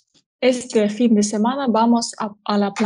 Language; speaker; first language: Spanish; non-native, learner; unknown